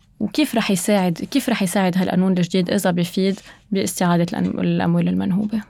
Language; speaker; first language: Arabic; native; Arabic